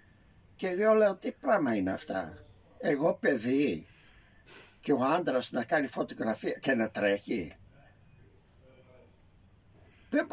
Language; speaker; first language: Greek; early bilingual, heritage; Greek